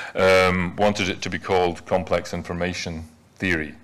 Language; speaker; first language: English; native; English